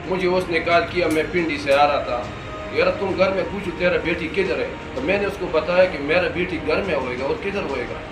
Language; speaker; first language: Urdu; non-native, local second language; Pashto